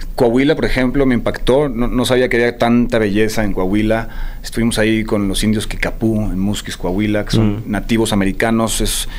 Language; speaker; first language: Spanish; native; Spanish